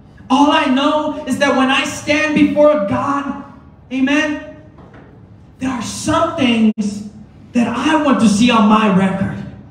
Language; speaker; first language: English; early bilingual, other home language; Spanish